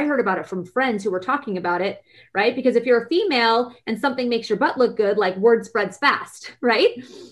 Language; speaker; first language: English; native; English